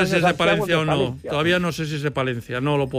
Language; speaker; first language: Spanish; native; Spanish